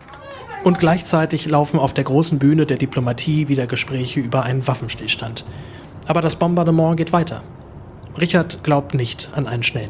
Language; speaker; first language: German; native; German